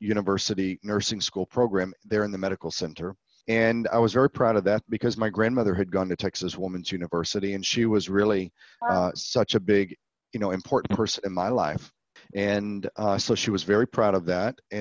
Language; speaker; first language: English; native; English